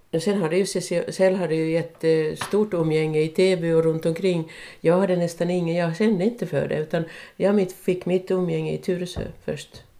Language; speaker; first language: Swedish; non-native, local second language; Finnish